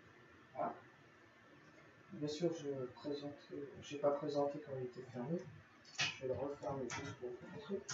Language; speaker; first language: French; native; French